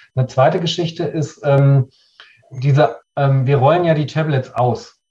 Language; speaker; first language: German; native; German